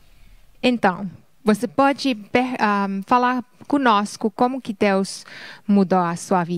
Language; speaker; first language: Portuguese; non-native, fluent; Finnish